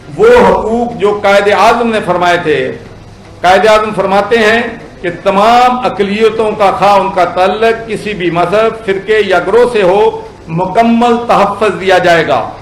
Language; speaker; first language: Urdu; non-native, local second language; Punjabi